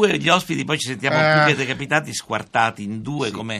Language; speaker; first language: Italian; native; Italian